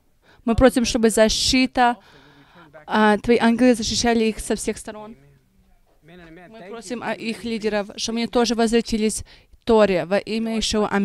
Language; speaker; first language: Russian; non-native, fluent; English